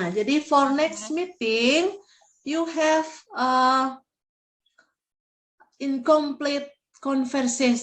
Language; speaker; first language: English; non-native, fluent; Indonesian